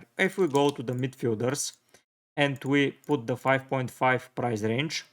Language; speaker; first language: English; non-native, fluent; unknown